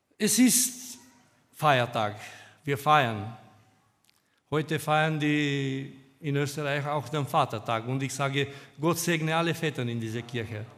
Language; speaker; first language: German; non-native, fluent; Romanian